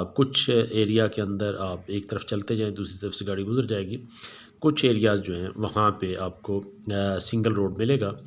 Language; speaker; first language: Urdu; non-native, local second language; Punjabi